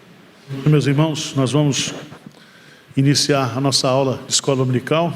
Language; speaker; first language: Portuguese; native; Portuguese